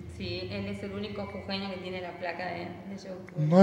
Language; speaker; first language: Spanish; native; Spanish